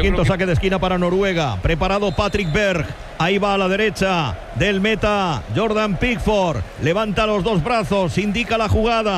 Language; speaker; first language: Spanish; native; Spanish